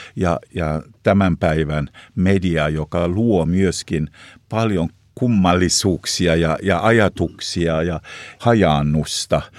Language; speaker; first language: Finnish; non-native, local second language; Swedish